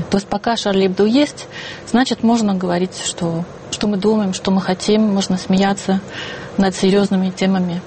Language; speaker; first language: Russian; non-native, fluent; French